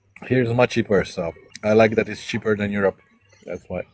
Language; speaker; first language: English; non-native, fluent; Slovenian